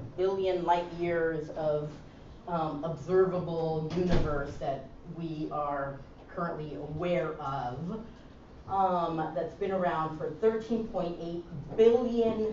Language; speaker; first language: English; early bilingual, other home language; Spanish